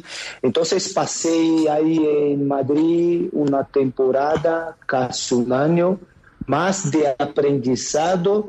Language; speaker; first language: Spanish; non-native, fluent; Portuguese